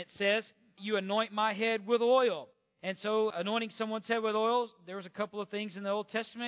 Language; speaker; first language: English; native; English